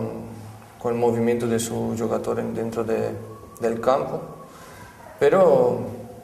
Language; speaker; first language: Italian; non-native, fluent; Portuguese